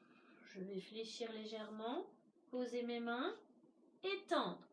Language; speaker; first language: French; native; French